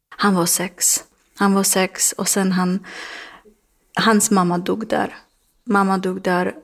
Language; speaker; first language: Swedish; non-native, learner; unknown